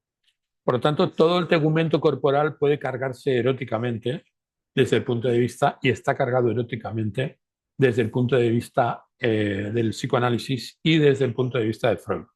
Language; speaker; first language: Spanish; native; Spanish